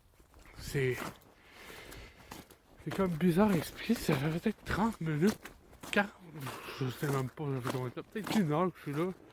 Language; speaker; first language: French; native; French